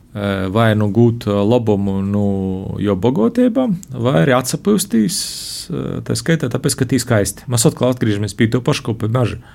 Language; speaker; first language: Latvian; native; Latvian